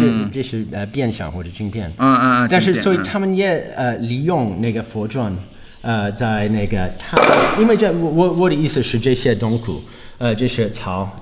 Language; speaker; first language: Chinese; non-native, fluent; English